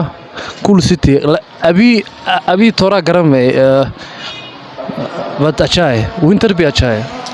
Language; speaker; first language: Hindi; non-native, learner; Somali